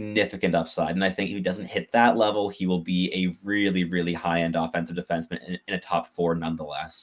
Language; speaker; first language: English; native; English